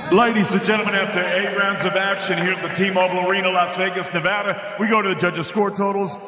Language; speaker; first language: English; native; English